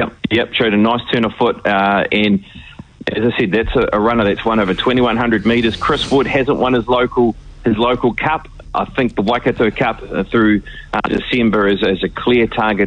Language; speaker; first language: English; native; English